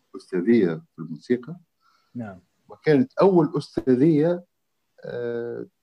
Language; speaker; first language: Arabic; native; Arabic